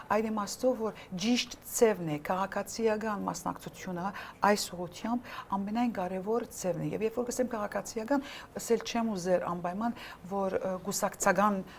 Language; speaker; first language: Armenian; early bilingual, heritage; Armenian